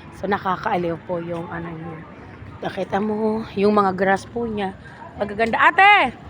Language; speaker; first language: Filipino; native; Filipino